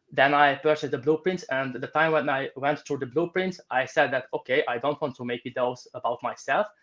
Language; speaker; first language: English; non-native, fluent; Romanian